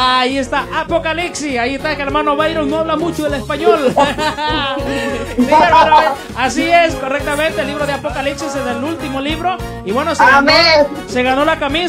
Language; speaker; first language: Spanish; native; Spanish